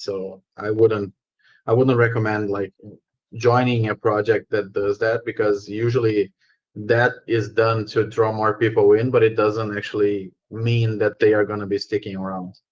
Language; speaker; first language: English; non-native, fluent; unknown